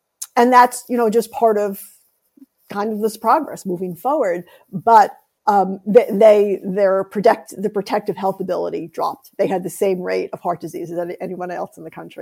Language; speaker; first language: English; native; English